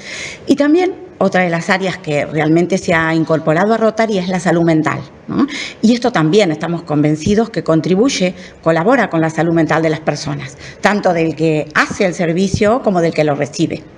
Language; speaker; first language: Spanish; native; Spanish